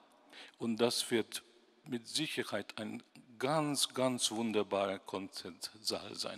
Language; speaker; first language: German; non-native, fluent; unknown